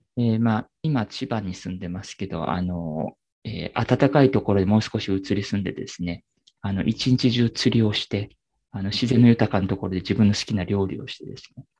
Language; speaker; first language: Japanese; native; Japanese